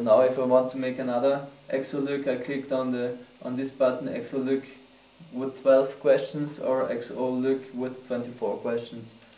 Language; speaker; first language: English; non-native, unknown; German